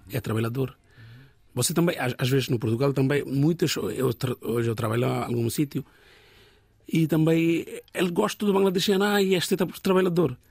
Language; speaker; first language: Portuguese; non-native, learner; Bangla